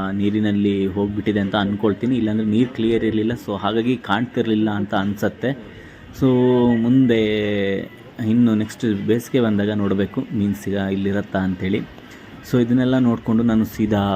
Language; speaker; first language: Kannada; native; Kannada